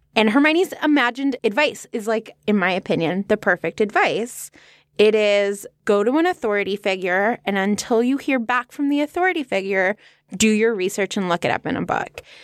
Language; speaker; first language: English; native; English